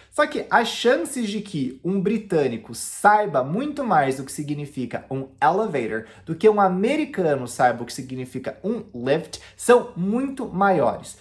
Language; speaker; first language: Portuguese; native; Portuguese